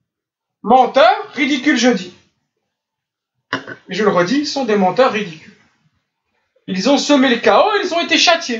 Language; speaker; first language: French; native; French